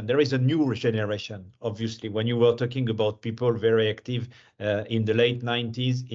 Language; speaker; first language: English; non-native, fluent; French